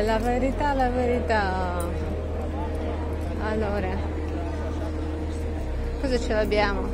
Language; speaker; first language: Italian; non-native, learner; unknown